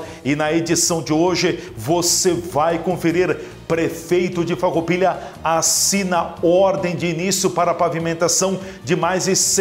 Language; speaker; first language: Portuguese; native; Portuguese